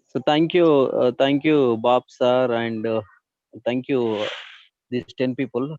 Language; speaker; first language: English; non-native, local second language; Telugu